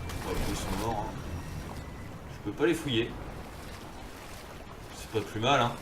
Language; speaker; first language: French; native; French